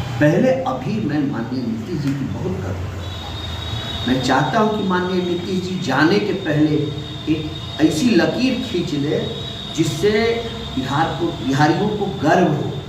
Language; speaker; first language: Hindi; native; Hindi